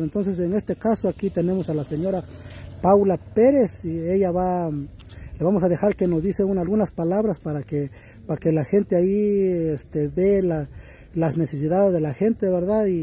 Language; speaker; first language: Spanish; native; Spanish